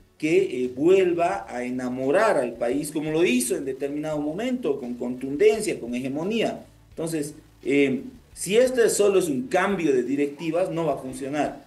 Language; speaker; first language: Spanish; native; Spanish